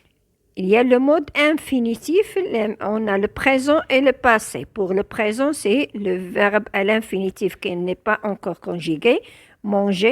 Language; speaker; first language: French; non-native, local second language; Arabic